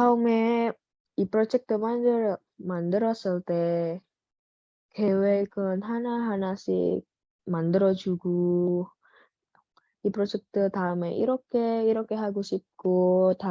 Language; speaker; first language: Korean; non-native, learner; Indonesian